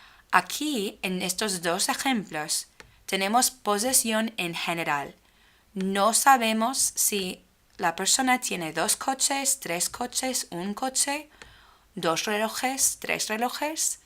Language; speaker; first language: Spanish; non-native, fluent; English